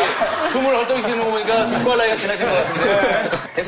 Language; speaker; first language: Korean; native; Korean